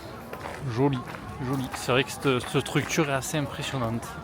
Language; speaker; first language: French; native; French